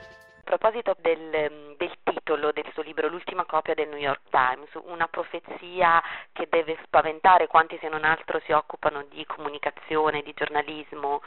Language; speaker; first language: Italian; native; Italian